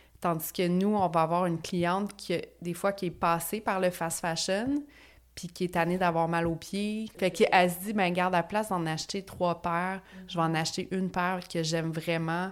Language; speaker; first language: French; native; French